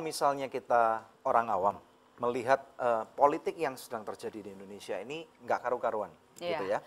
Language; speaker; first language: Indonesian; native; Indonesian